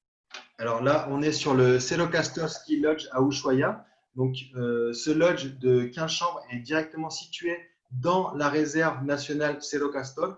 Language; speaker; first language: French; native; French